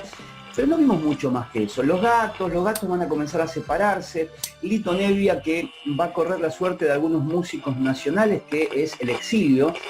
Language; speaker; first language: Spanish; native; Spanish